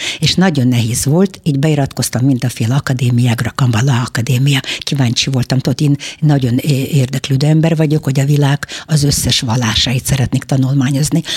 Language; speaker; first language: Hungarian; non-native, fluent; Russian